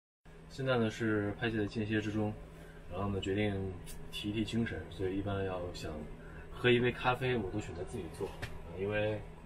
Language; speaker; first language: Chinese; native; Chinese